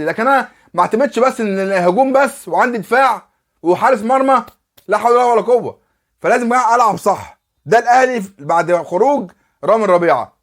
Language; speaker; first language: Arabic; native; Arabic